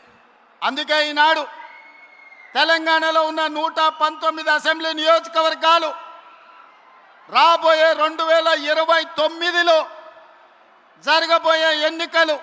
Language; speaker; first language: Telugu; native; Telugu